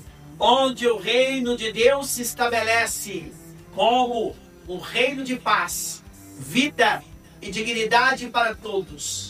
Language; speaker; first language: Portuguese; native; Portuguese